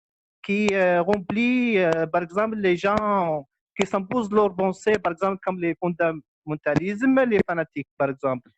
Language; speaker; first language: French; non-native, local second language; Arabic